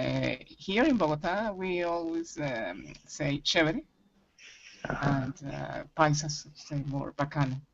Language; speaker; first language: English; non-native, learner; Spanish